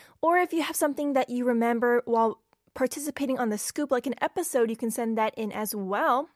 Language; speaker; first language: English; non-native, fluent; Korean